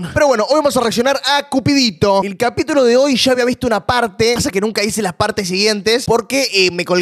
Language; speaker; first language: Spanish; native; Spanish